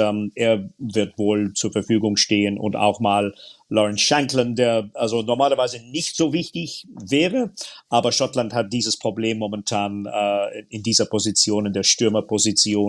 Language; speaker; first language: German; non-native, fluent; English